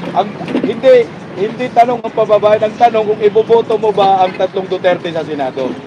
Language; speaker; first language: Filipino; non-native, local second language; Cebuano